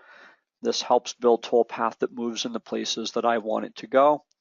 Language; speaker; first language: English; native; English